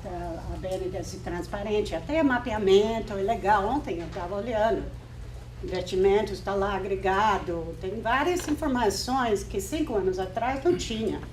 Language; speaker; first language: Portuguese; non-native, fluent; English